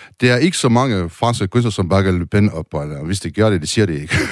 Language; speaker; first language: Danish; non-native, learner; French